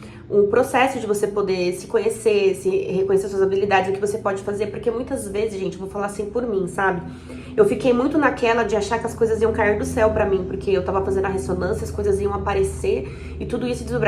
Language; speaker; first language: Portuguese; native; Portuguese